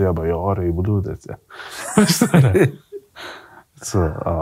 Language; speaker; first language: Swedish; early bilingual, other home language; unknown